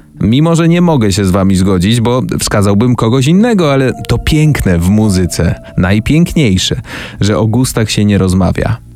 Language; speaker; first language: Polish; native; Polish